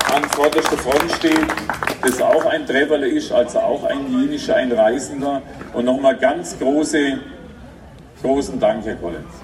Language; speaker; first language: German; native; German